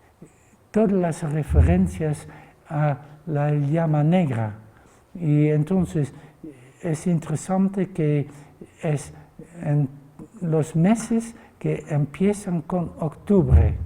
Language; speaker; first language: Spanish; non-native, fluent; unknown